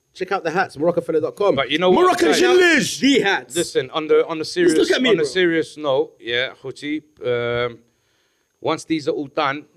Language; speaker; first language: English; native; English